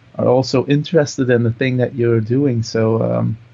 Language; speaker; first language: English; non-native, fluent; Dutch